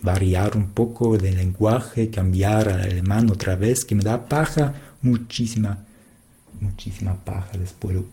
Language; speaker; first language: Spanish; non-native, fluent; German